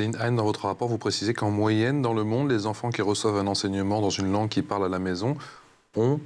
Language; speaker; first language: French; native; French